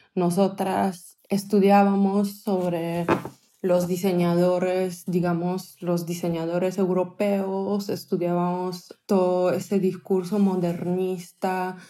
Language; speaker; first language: Spanish; non-native, fluent; Hebrew